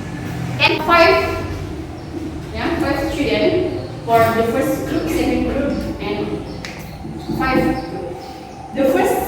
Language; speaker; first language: English; non-native, learner; Indonesian